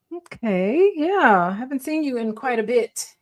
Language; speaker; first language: English; native; English